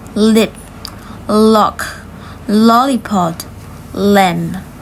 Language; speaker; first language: English; non-native, fluent; Burmese